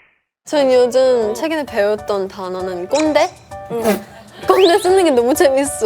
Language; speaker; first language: Korean; early bilingual, heritage; English